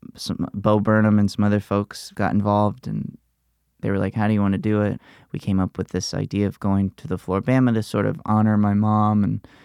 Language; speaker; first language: English; native; English